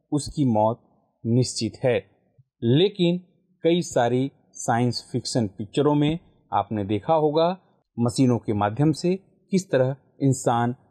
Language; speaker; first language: Hindi; non-native, local second language; Gujarati